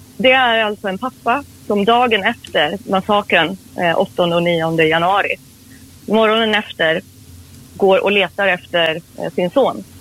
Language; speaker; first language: Swedish; early bilingual, other home language; Persian